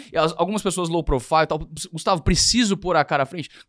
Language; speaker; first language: Portuguese; native; Portuguese